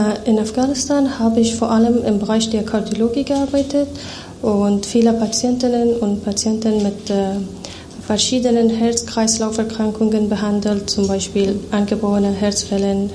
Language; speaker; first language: German; non-native, fluent; Persian